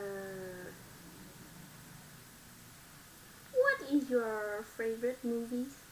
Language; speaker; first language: English; non-native, learner; Vietnamese